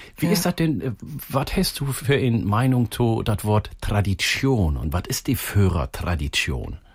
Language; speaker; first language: German; native; German